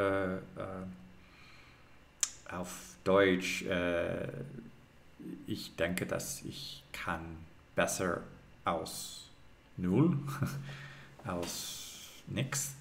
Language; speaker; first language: German; non-native, learner; English